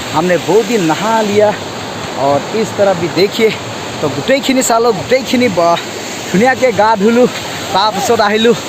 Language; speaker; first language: Hindi; non-native, local second language; Assamese